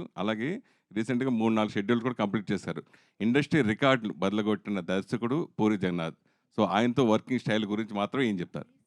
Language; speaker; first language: Telugu; native; Telugu